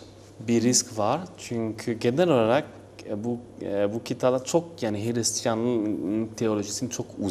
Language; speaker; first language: Turkish; non-native, learner; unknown